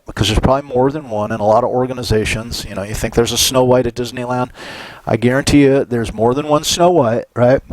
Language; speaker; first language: English; native; English